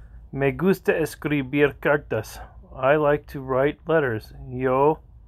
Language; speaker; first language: Spanish; non-native, learner; English